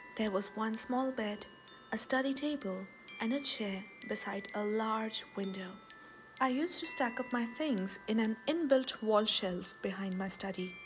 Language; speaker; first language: English; non-native, local second language; Hindi